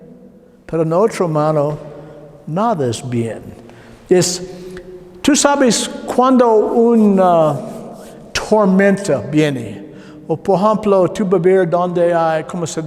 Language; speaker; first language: Spanish; non-native, learner; English